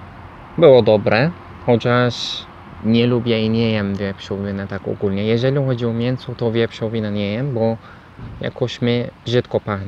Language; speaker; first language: Polish; non-native, fluent; Turkish